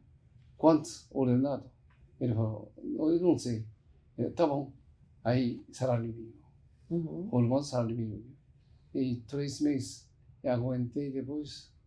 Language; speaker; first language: Portuguese; non-native, learner; Japanese